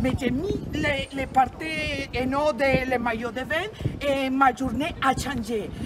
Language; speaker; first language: French; non-native, fluent; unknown